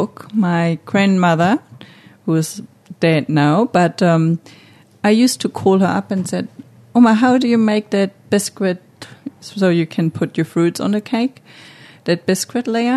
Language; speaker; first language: English; non-native, fluent; German